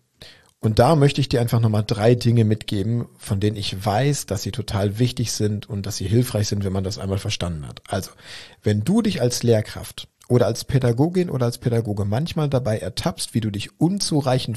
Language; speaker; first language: German; native; German